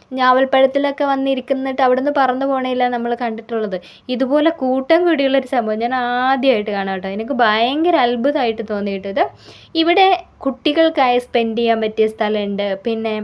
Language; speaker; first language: Malayalam; native; Malayalam